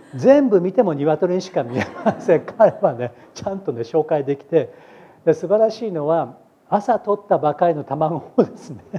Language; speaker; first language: Japanese; native; Japanese